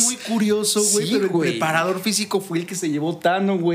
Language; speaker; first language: Spanish; native; Spanish